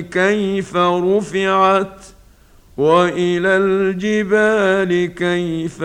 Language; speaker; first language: Arabic; native; Arabic